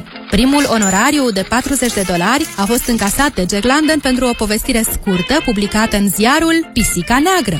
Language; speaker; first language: Romanian; native; Romanian